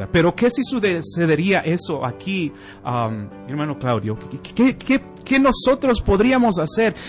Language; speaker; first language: Spanish; native; Spanish